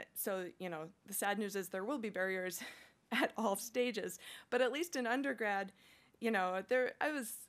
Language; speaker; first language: English; native; English